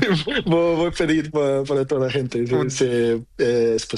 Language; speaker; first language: Spanish; non-native, learner; Portuguese